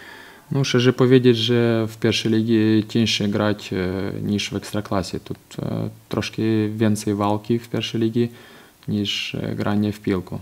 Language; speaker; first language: Polish; non-native, fluent; Ukrainian